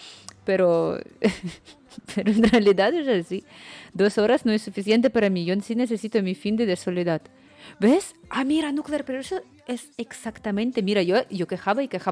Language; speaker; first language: Spanish; non-native, fluent; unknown